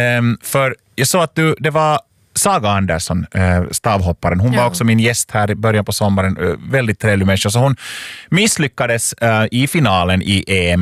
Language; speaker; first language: Swedish; native; Swedish